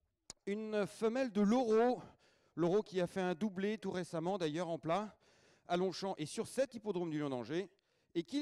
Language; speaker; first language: French; native; French